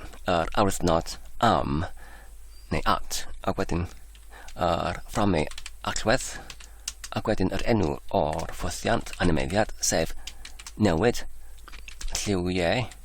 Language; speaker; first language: Welsh; non-native, learner; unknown